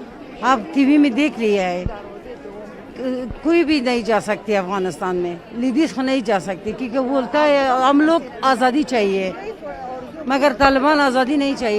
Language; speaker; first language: Hindi; non-native, learner; Persian